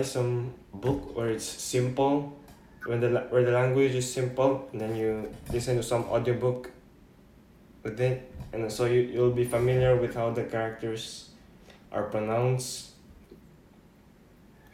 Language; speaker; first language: English; non-native, local second language; Filipino